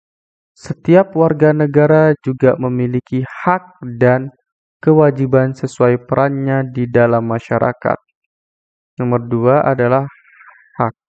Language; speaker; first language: Indonesian; native; Indonesian